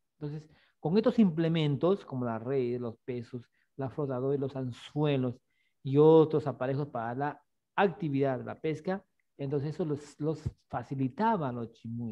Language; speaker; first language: Spanish; native; Spanish